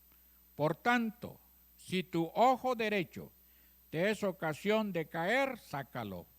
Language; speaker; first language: Spanish; native; Spanish